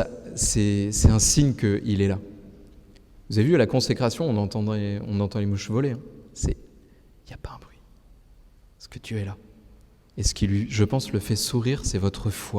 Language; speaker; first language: French; native; French